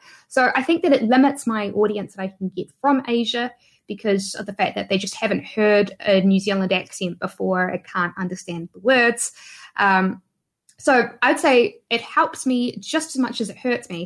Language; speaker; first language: English; native; English